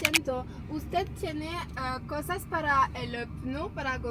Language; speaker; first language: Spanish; non-native, learner; French